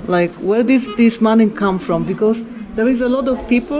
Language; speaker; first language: English; non-native, fluent; Polish